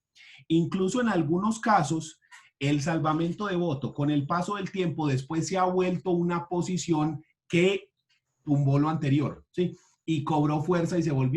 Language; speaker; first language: Spanish; native; Spanish